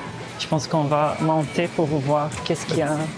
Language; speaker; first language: French; early bilingual, heritage; Portuguese